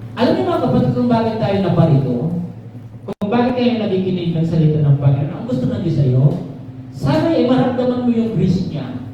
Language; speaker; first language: Filipino; non-native, local second language; Bikol